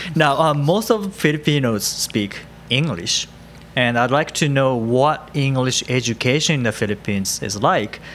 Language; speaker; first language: English; non-native, fluent; Japanese